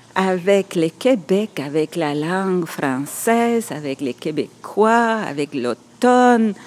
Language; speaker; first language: French; non-native, fluent; Spanish